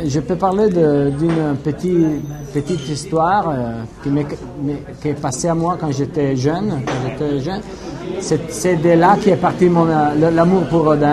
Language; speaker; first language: French; non-native, fluent; Italian